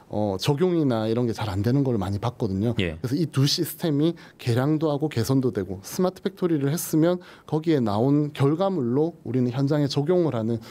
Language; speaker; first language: Korean; native; Korean